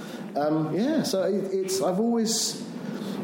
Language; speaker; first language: English; native; English